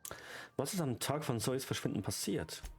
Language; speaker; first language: German; native; German